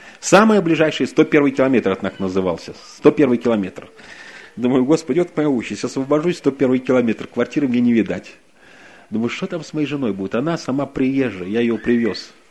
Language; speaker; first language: Russian; native; Russian